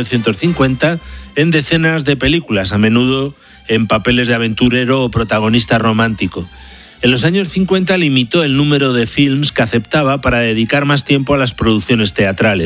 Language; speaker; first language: Spanish; native; Spanish